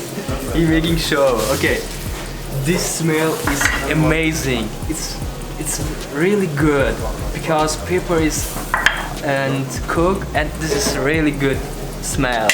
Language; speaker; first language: English; non-native, learner; Turkish